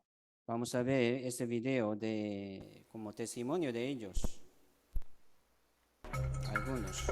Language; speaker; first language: Spanish; non-native, fluent; Korean